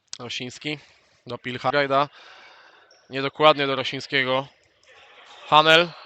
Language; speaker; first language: Polish; native; Polish